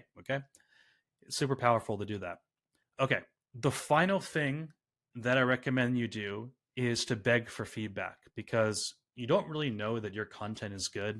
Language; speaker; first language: English; native; English